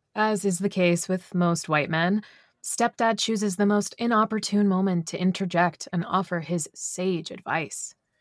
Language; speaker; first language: English; native; English